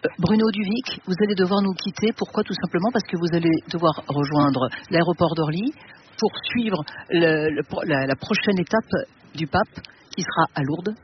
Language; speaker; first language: French; native; French